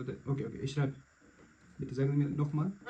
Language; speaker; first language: German; non-native, learner; Urdu